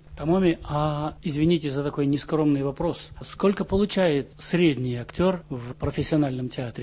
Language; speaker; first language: Russian; native; Russian